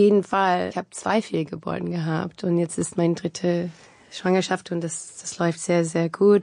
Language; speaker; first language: German; non-native, fluent; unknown